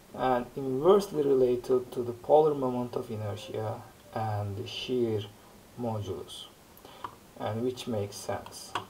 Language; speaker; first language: English; non-native, fluent; Turkish